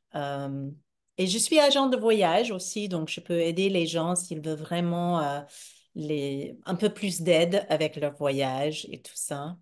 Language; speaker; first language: French; non-native, fluent; English